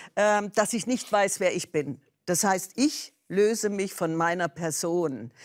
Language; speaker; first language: German; native; German